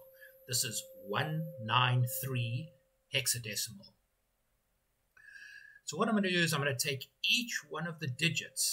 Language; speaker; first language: English; native; English